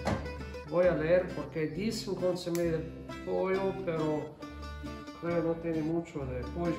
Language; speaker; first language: Spanish; non-native, fluent; English